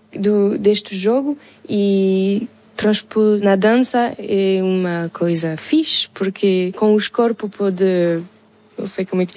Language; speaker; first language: Portuguese; non-native, fluent; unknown